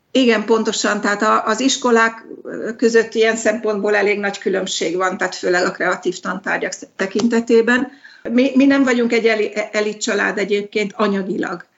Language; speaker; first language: Hungarian; native; Hungarian